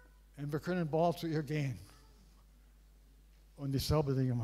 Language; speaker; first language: German; non-native, learner; English